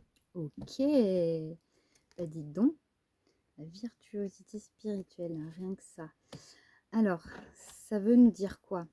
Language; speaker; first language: French; native; French